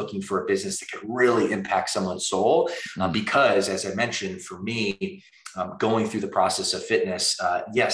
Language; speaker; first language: English; native; English